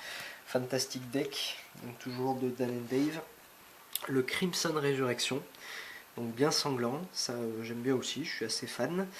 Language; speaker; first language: French; native; French